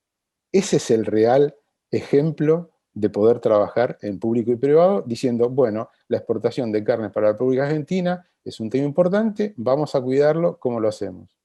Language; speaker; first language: Spanish; native; Spanish